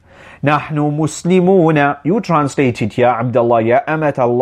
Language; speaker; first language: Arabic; non-native, fluent; English